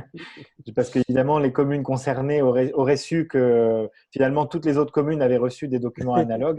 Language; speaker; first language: French; native; French